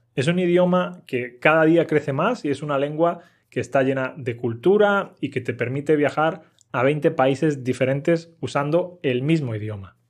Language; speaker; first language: Spanish; native; Spanish